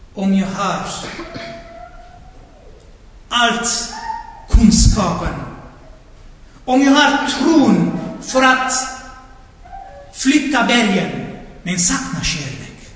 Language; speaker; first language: Swedish; non-native, fluent; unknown